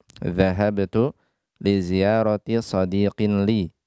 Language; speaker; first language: Arabic; non-native, fluent; Indonesian